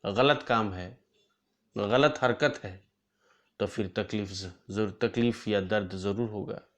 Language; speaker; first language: Hindi; non-native, local second language; Assamese